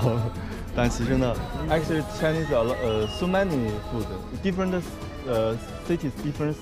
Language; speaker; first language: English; non-native, learner; Chinese